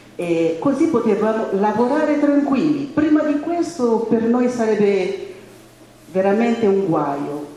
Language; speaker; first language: Italian; non-native, fluent; Spanish